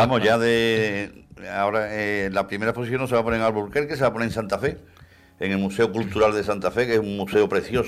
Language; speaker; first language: Spanish; native; Spanish